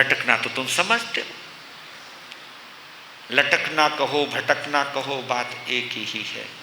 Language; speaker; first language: Hindi; native; Hindi